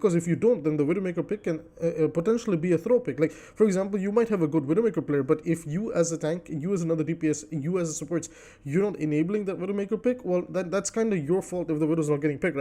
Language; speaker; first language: English; native; English